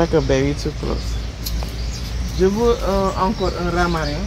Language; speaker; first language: French; non-native, learner; English